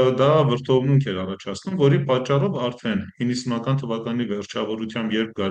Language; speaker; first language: Armenian; early bilingual, heritage; Armenian